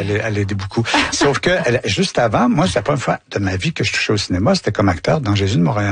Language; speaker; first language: French; native; French